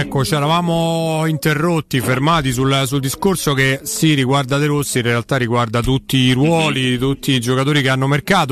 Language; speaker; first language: Italian; native; Italian